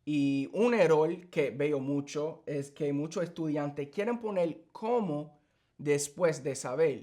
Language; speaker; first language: Spanish; early bilingual, heritage; English